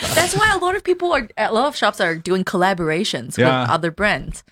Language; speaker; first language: English; non-native, local second language; Cantonese